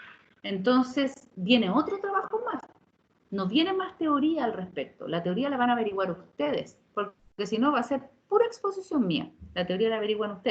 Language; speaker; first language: Spanish; native; Spanish